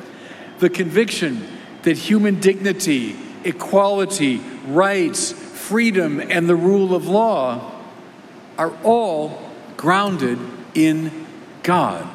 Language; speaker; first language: English; native; English